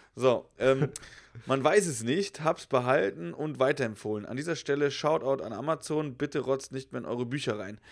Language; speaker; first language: German; native; German